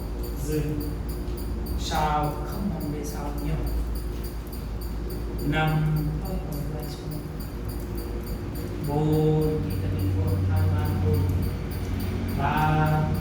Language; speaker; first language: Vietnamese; non-native, learner; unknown